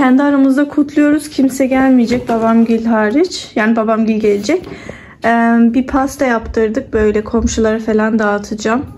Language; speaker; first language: Turkish; early bilingual, heritage; Turkish